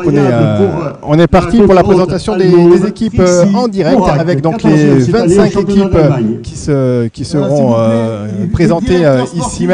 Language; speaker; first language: French; native; French